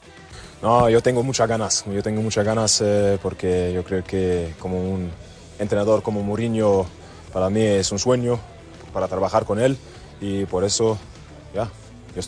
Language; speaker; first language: Spanish; non-native, learner; German